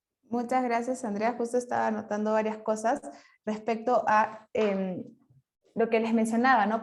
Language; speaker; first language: Spanish; native; Spanish